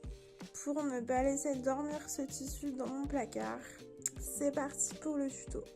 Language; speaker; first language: French; native; French